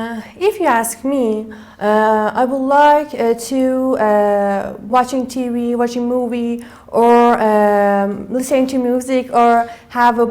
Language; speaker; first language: English; non-native, learner; Persian